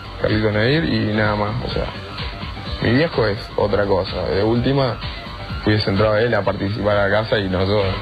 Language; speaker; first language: Spanish; native; Spanish